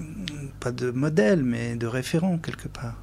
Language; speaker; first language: French; native; French